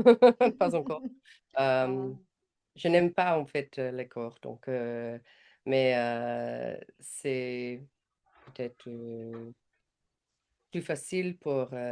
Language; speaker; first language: French; non-native, learner; English